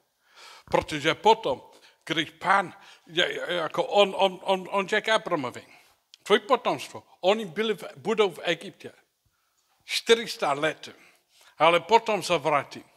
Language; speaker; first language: Czech; non-native, learner; English